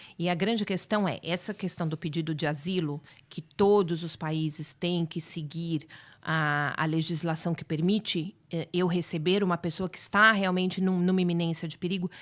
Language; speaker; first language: Portuguese; native; Portuguese